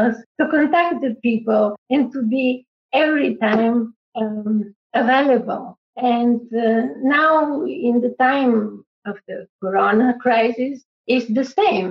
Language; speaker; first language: English; non-native, fluent; Bulgarian